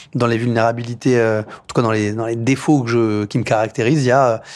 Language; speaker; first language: French; native; French